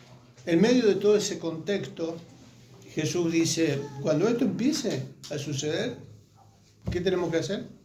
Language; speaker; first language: Spanish; native; Spanish